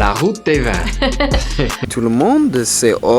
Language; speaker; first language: French; non-native, learner; English